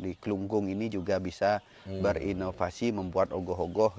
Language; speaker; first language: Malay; non-native, local second language; Balinese